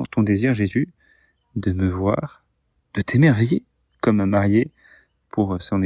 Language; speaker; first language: French; native; French